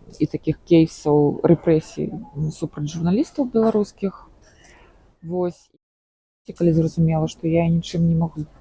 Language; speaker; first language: Belarusian; native; Belarusian